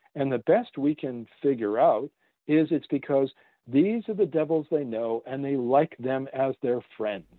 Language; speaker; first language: English; native; English